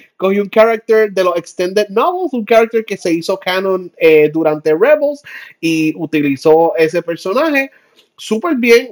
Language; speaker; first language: Spanish; early bilingual, heritage; Spanish